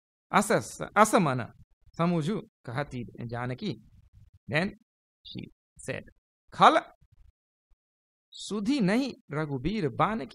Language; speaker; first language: English; early bilingual, other home language; Hindi